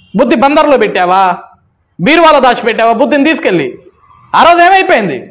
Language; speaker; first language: Telugu; native; Telugu